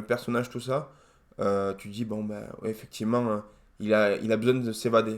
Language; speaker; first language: French; native; French